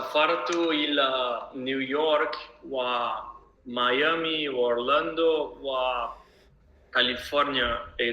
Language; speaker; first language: Arabic; non-native, learner; Portuguese